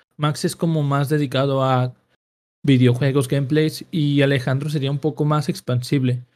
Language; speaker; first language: Spanish; native; Spanish